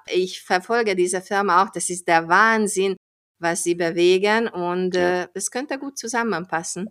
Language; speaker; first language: German; non-native, fluent; Hungarian